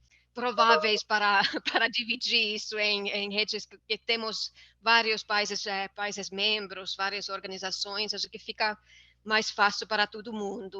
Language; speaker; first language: Portuguese; non-native, fluent; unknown